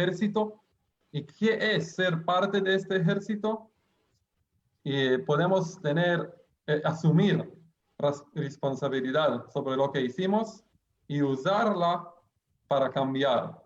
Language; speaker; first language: Spanish; non-native, fluent; Hebrew